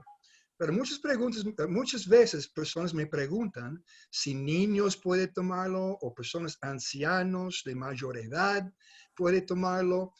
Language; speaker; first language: Spanish; non-native, fluent; English